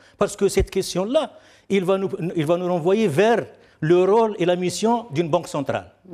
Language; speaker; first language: French; non-native, local second language; Arabic